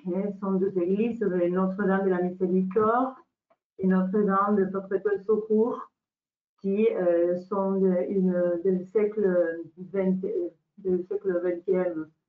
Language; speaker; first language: French; non-native, learner; Spanish